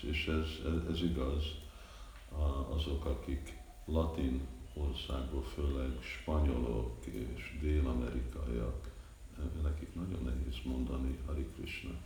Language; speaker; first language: Hungarian; early bilingual, heritage; Hungarian